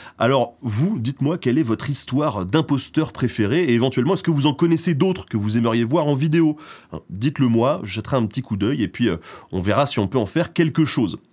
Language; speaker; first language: French; native; French